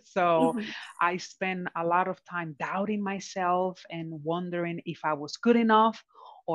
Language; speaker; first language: English; non-native, fluent; Spanish